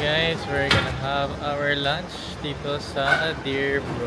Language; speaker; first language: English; non-native, local second language; Filipino